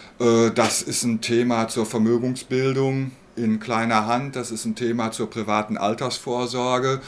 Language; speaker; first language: German; native; German